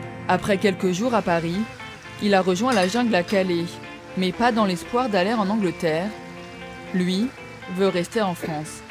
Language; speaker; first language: French; native; French